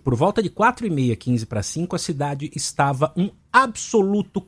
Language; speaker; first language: Portuguese; native; Portuguese